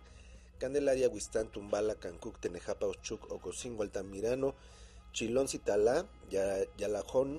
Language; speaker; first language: Spanish; native; Spanish